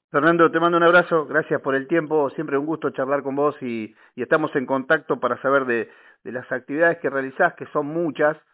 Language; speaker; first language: Spanish; native; Spanish